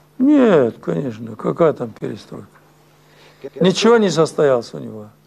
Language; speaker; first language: Russian; non-native, local second language; Azerbaijani